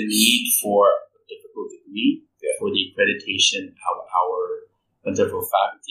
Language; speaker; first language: English; non-native, local second language; Filipino